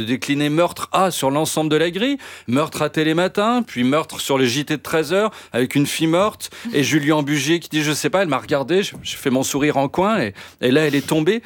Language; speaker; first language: French; native; French